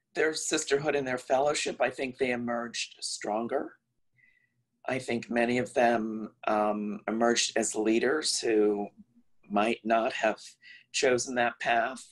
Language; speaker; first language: English; native; English